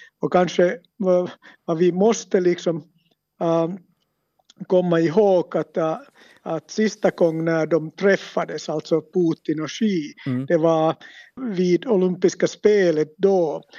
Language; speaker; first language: Swedish; non-native, local second language; Finnish